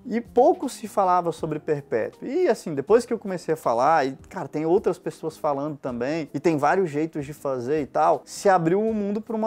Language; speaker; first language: Portuguese; native; Portuguese